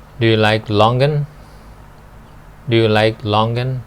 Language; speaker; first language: English; non-native, learner; Thai